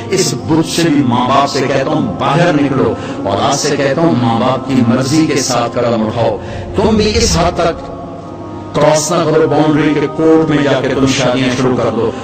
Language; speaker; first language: Urdu; non-native, local second language; Punjabi